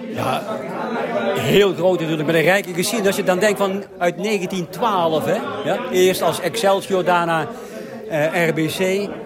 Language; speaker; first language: Dutch; native; Dutch